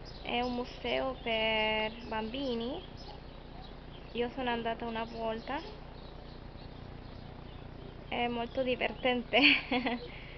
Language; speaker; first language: Italian; non-native, learner; Spanish